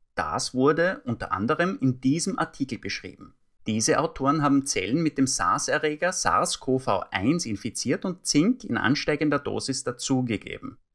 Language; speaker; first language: German; native; German